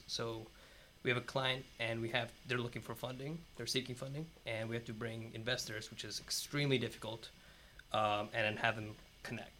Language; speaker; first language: English; native; English